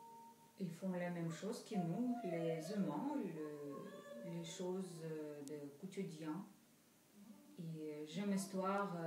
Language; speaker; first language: French; non-native, fluent; Russian